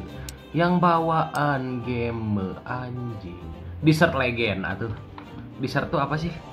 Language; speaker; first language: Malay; non-native, local second language; Sundanese